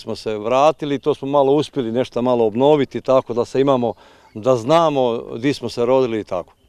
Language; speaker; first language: Croatian; native; Croatian